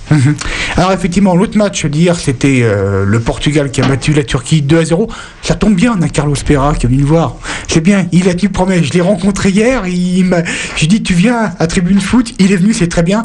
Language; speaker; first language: French; native; French